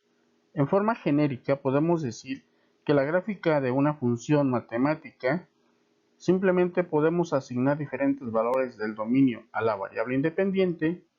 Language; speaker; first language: Spanish; native; Spanish